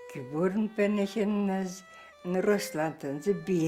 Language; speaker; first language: German; early bilingual, heritage; Plautdietsch